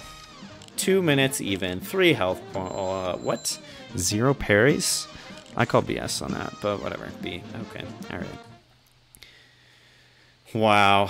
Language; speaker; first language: English; native; English